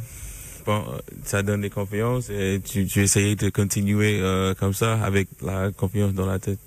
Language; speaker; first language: French; non-native, learner; English